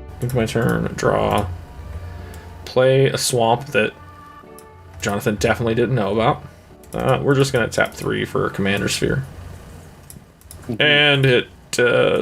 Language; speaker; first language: English; native; English